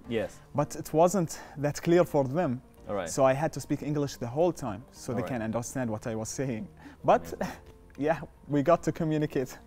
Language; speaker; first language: English; non-native, fluent; Arabic